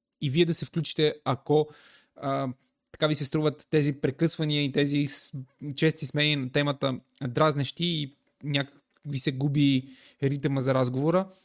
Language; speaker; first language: Bulgarian; native; Bulgarian